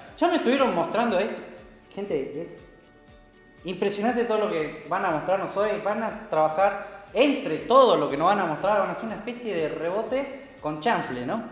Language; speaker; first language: Spanish; native; Spanish